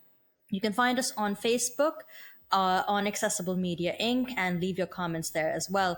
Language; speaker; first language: English; native; English